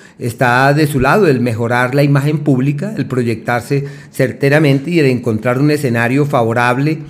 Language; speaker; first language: Spanish; native; Spanish